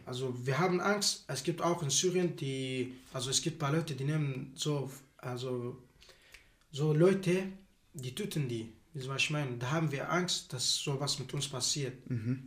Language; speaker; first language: German; non-native, learner; Arabic